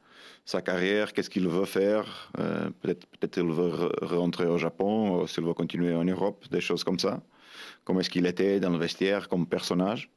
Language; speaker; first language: French; non-native, fluent; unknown